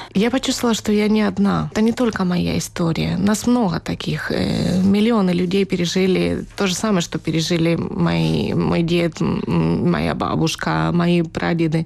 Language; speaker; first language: Russian; native; Russian